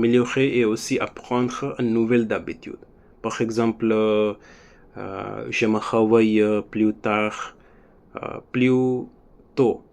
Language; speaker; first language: French; non-native, learner; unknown